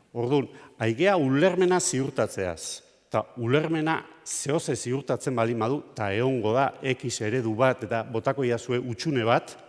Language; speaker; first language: Basque; native; Basque